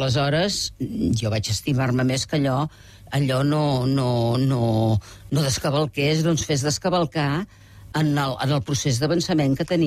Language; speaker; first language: Catalan; native; Catalan